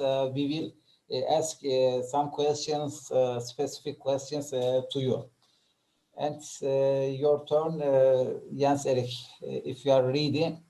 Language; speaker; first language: English; non-native, learner; Turkish